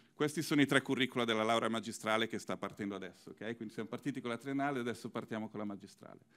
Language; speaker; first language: Italian; native; Italian